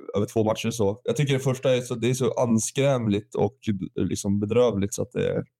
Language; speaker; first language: Swedish; native; Swedish